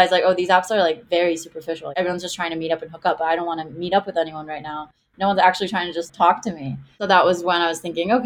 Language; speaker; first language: English; non-native, fluent; Hebrew